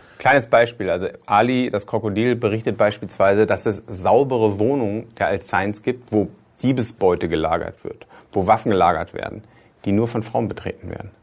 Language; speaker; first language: German; native; German